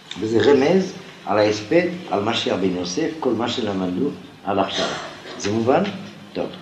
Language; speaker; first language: Hebrew; non-native, fluent; French